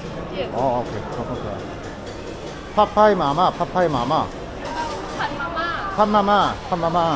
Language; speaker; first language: English; non-native, learner; Korean